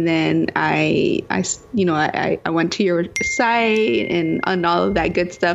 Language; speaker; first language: English; early bilingual, other home language; Spanish